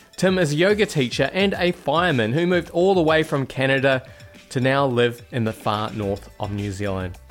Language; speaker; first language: English; native; English